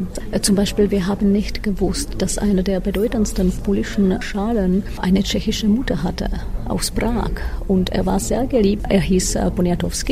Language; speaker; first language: German; non-native, fluent; Czech